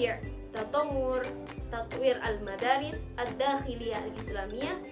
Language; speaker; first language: Arabic; non-native, learner; Indonesian